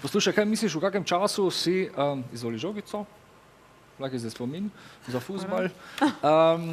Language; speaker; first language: Slovenian; native; Slovenian